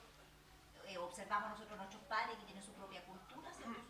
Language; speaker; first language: Spanish; native; Spanish